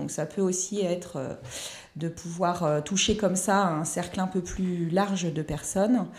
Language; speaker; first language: French; native; French